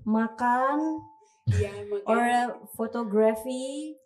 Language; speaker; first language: English; non-native, learner; Indonesian